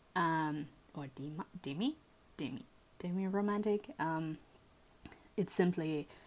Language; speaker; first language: English; early bilingual, other home language; German